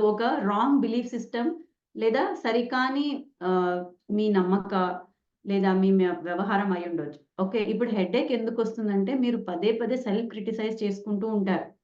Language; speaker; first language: Telugu; non-native, local second language; Kannada